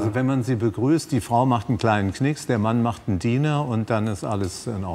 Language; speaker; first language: German; native; German